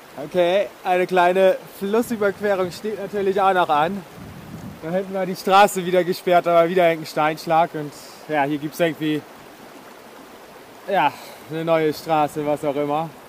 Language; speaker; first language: German; native; German